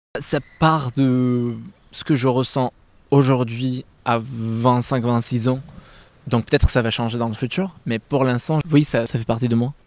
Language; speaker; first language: French; non-native, fluent; Arabic